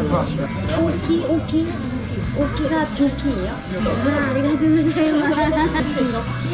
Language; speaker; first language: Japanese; non-native, learner; Korean